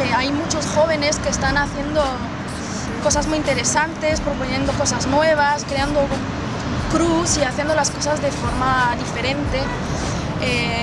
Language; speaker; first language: Spanish; non-native, fluent; French